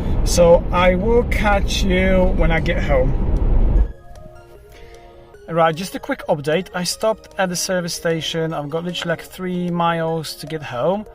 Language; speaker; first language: English; non-native, fluent; Polish